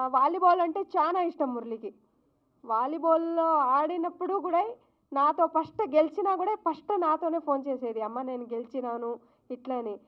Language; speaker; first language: Telugu; non-native, local second language; Lambadi